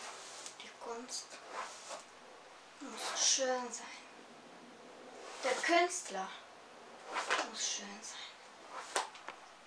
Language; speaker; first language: German; non-native, fluent; Serbian